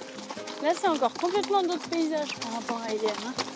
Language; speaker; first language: French; native; French